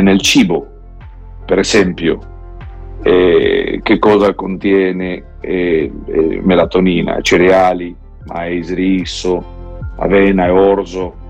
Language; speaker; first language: Italian; non-native, learner; Spanish